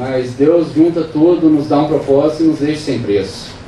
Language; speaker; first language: Portuguese; native; Portuguese